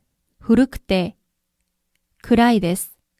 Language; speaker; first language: Japanese; non-native, fluent; Korean